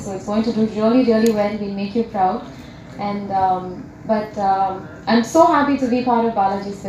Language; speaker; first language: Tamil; non-native, learner; English